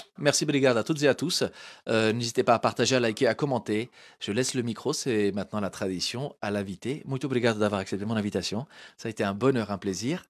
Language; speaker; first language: French; native; French